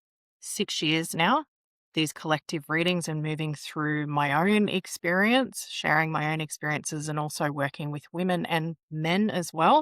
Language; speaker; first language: English; native; English